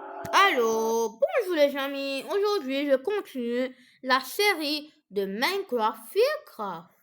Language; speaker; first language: French; non-native, fluent; English